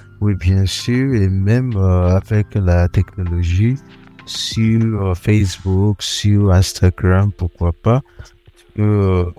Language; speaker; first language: French; non-native, fluent; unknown